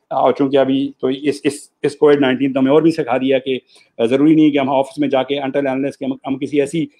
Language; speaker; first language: Urdu; non-native, local second language; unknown